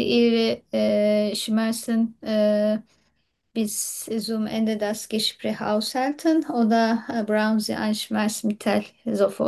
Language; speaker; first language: German; non-native, learner; Turkish